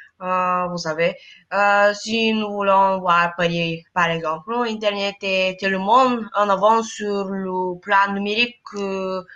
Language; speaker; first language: French; non-native, learner; Bulgarian